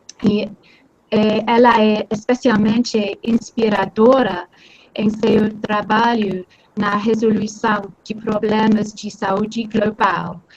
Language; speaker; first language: Portuguese; non-native, fluent; English